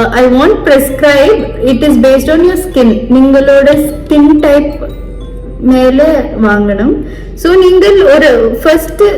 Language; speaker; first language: Malayalam; non-native, fluent; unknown